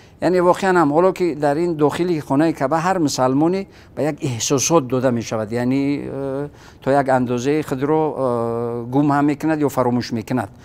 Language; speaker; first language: Tajik; native; Tajik